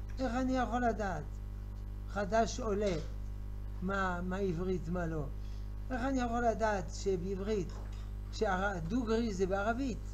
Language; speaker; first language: Hebrew; non-native, fluent; French